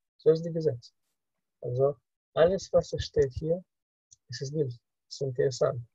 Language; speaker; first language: German; non-native, fluent; Russian